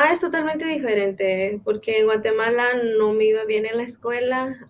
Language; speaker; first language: Spanish; non-native, local second language; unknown